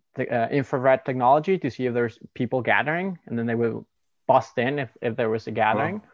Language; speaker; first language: English; non-native, fluent; Spanish